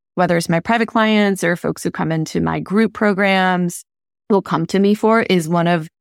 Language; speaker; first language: English; non-native, local second language; Hindi